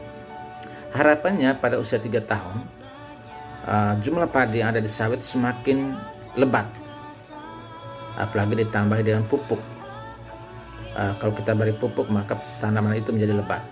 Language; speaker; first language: Indonesian; native; Indonesian